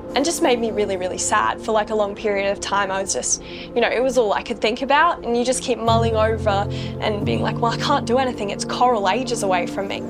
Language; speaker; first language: English; native; English